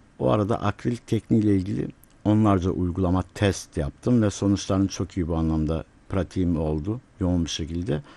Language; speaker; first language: Turkish; native; Turkish